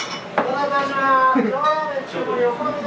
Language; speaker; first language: Japanese; native; Japanese